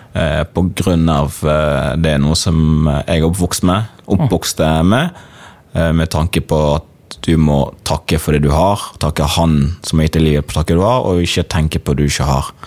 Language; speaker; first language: Norwegian; early bilingual, other home language; Swahili